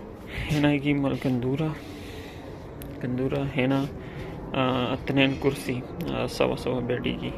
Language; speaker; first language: Arabic; non-native, learner; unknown